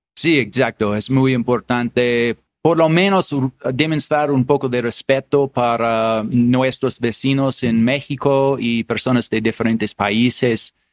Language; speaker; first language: Spanish; non-native, learner; English